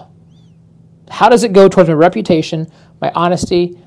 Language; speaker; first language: English; native; English